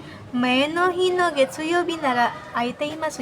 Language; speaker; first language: Japanese; non-native, learner; Indonesian